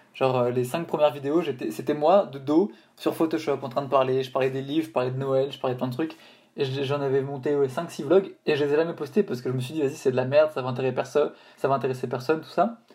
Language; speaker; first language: French; native; French